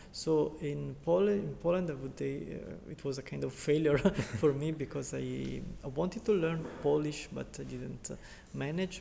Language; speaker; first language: English; non-native, fluent; Italian